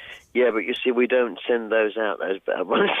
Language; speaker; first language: English; native; English